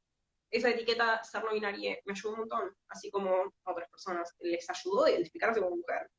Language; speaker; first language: Spanish; native; Spanish